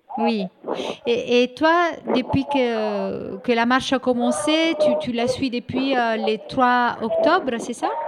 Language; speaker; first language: French; native; French